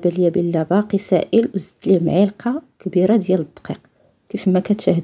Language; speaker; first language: Arabic; native; Arabic